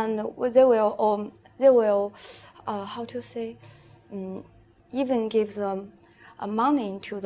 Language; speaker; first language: English; non-native, learner; Chinese